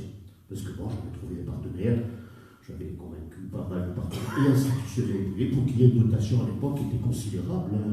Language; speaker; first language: French; native; French